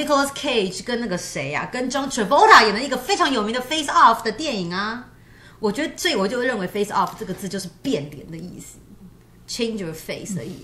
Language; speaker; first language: Chinese; native; Chinese